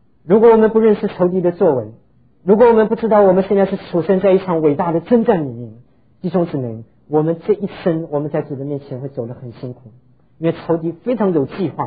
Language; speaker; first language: Chinese; native; Chinese